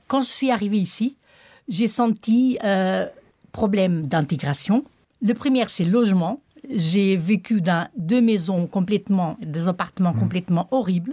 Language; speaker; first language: French; non-native, learner; Portuguese